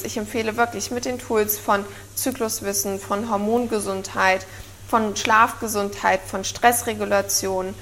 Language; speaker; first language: German; native; German